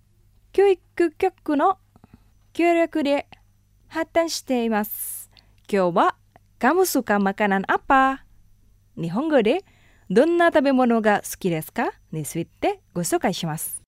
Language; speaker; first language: Japanese; non-native, fluent; Indonesian